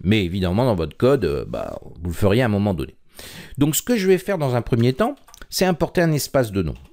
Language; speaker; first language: French; native; French